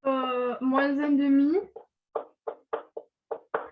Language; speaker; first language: French; native; French